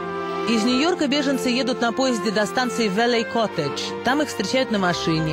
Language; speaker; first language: Russian; native; Russian